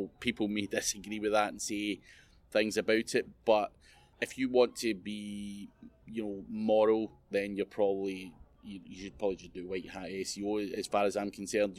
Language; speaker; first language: English; native; English